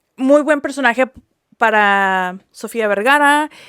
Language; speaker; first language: Spanish; early bilingual, other home language; English